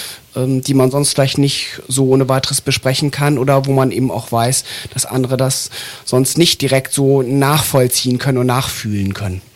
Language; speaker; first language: German; native; German